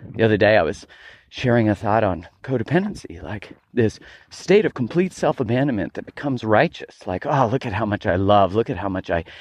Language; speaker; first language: English; native; English